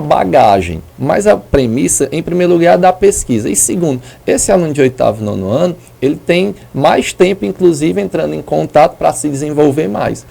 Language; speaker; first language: Portuguese; native; Portuguese